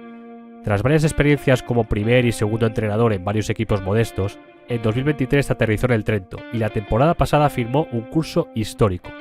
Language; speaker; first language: Spanish; native; Spanish